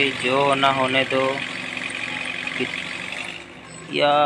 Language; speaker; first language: Hindi; non-native, local second language; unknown